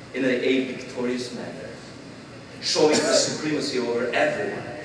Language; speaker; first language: English; non-native, fluent; Albanian